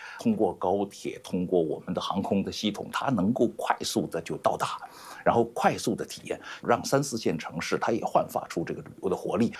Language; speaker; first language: Chinese; native; Chinese